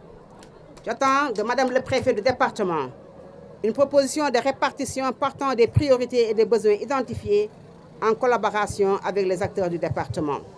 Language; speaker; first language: French; non-native, local second language; Wolof